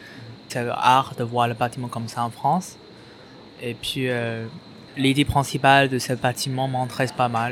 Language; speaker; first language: French; non-native, fluent; Chinese